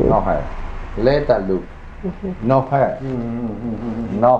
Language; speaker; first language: English; non-native, learner; Spanish